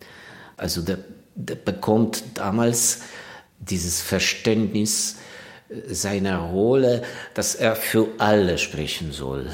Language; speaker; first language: German; non-native, fluent; Ukrainian